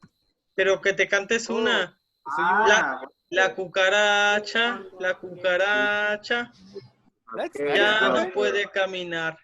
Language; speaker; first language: Spanish; native; Spanish